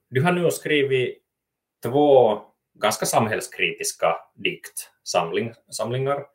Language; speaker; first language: Swedish; non-native, local second language; Finnish